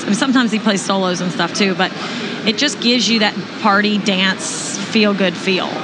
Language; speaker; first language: English; native; English